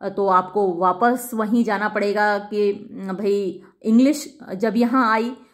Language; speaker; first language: Hindi; native; Hindi